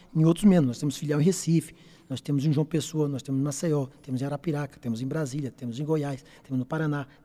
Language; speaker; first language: Portuguese; native; Portuguese